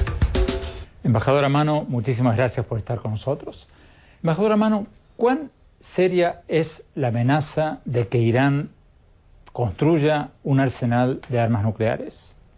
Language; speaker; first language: Spanish; native; Spanish